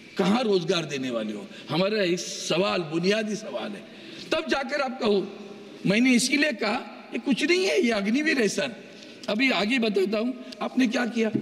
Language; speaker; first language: Hindi; non-native, local second language; Marathi